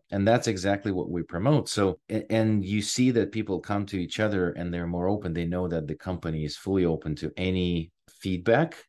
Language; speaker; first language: English; non-native, fluent; Ukrainian